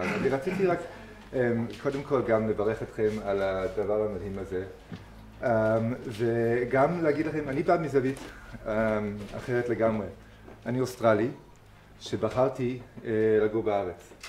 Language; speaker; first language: Hebrew; non-native, fluent; English